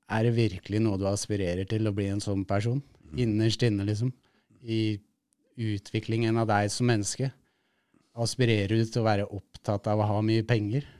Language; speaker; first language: Norwegian; native; Norwegian